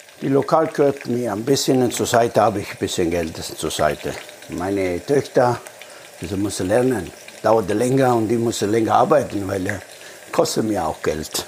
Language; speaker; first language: German; non-native, learner; Italian